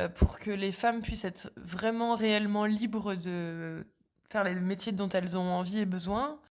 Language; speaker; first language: French; native; French